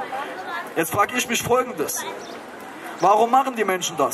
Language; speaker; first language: German; native; German